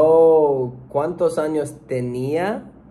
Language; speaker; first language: Spanish; non-native, learner; English